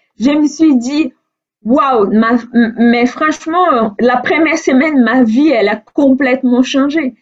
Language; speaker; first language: French; non-native, fluent; Portuguese